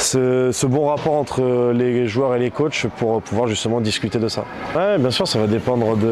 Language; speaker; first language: French; native; French